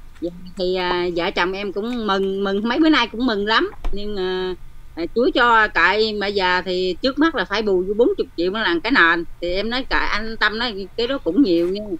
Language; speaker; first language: Vietnamese; native; Vietnamese